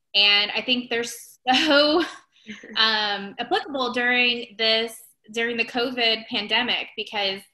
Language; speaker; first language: English; native; English